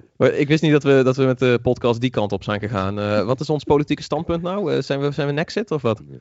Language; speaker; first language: Dutch; native; Dutch